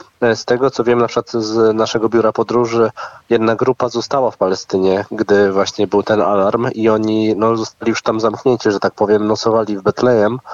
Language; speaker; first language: Polish; native; Polish